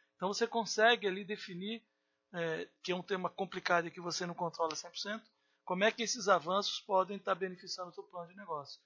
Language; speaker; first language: Portuguese; native; Portuguese